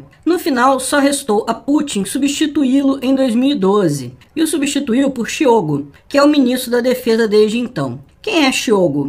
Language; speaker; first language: Portuguese; native; Portuguese